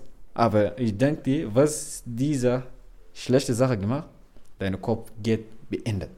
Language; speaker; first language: German; non-native, learner; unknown